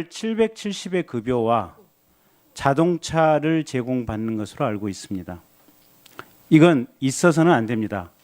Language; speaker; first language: Korean; native; Korean